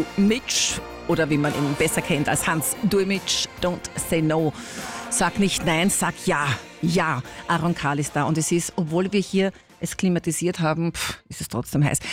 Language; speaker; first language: German; native; German